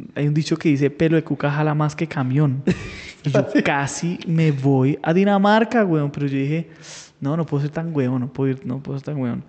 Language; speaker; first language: Spanish; native; Spanish